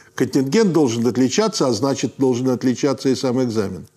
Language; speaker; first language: Russian; native; Russian